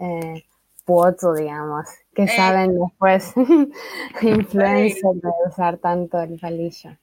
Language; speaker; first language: Spanish; early bilingual, other home language; Chinese